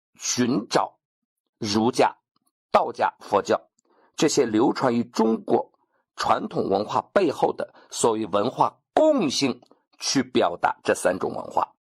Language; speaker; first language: Chinese; native; Chinese